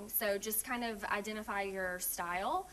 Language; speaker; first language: English; native; English